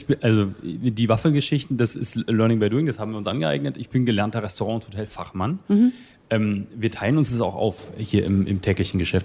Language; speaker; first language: German; native; German